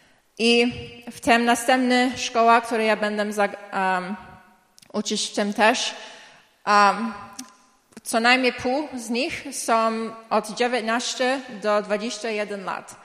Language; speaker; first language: Polish; early bilingual, heritage; English